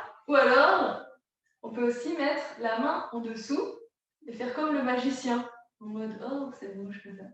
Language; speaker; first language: French; native; French